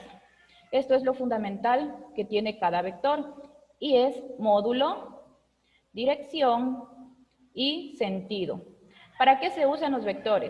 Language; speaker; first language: Spanish; native; Spanish